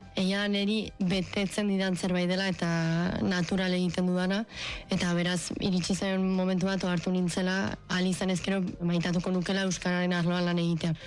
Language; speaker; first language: Basque; native; Basque